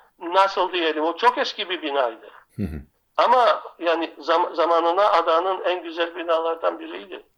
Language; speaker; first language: Turkish; non-native, local second language; Greek